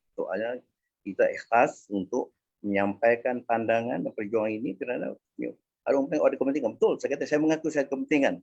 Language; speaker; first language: Malay; native; Malay